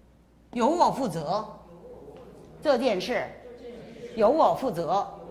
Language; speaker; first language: Chinese; non-native, fluent; Korean